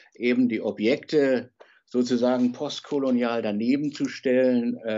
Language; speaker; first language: German; native; German